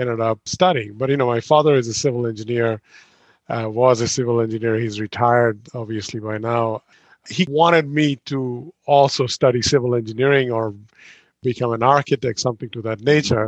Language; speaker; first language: English; non-native, local second language; Bangla